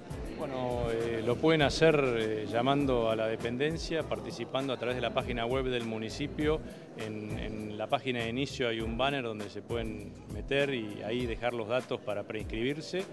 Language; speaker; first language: Spanish; native; Spanish